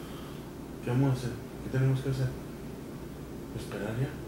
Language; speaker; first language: Spanish; early bilingual, heritage; Spanish